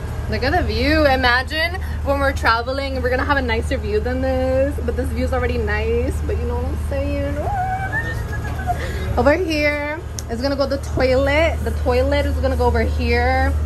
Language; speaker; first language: English; early bilingual, other home language; Spanish